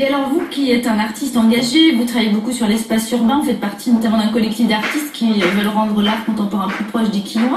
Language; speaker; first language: French; native; French